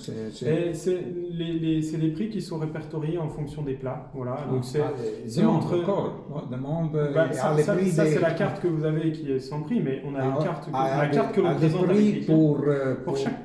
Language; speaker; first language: French; native; French